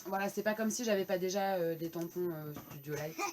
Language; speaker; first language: French; native; French